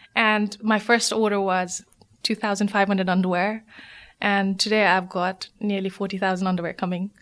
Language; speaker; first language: English; non-native, local second language; Nepali